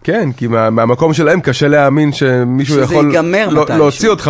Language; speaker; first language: Hebrew; native; Hebrew